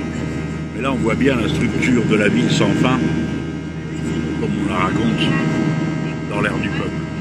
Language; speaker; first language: French; native; French